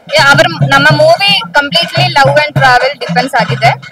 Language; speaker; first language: Kannada; non-native, learner; Malayalam